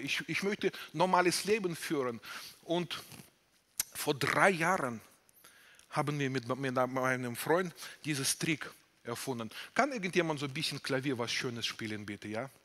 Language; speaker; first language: German; non-native, fluent; Russian